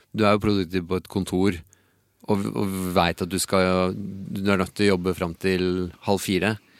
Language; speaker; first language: Norwegian; native; Norwegian